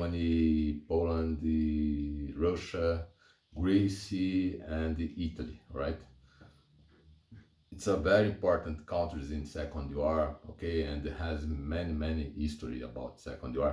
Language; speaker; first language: English; non-native, learner; Portuguese